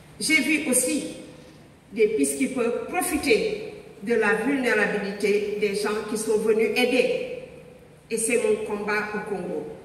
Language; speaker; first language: French; non-native, local second language; Wolof